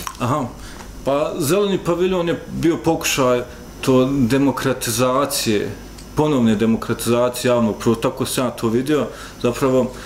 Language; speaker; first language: Croatian; native; Croatian